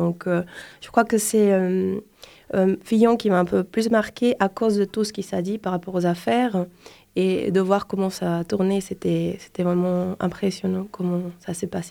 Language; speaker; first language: French; non-native, fluent; Spanish